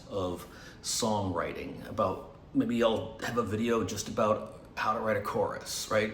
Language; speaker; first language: English; native; English